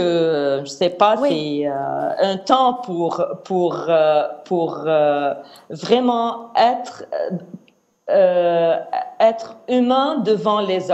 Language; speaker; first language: French; non-native, fluent; Arabic